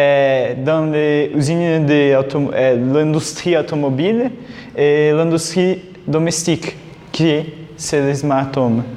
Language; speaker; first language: French; non-native, learner; Portuguese